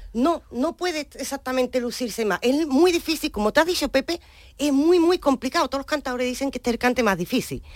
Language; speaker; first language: Spanish; native; Spanish